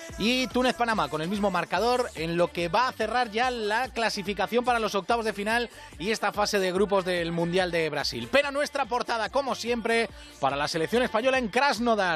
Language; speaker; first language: Spanish; native; Spanish